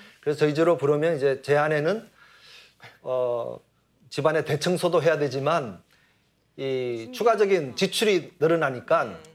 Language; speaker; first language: Korean; native; Korean